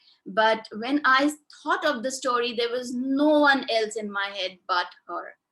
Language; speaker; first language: English; non-native, local second language; Hindi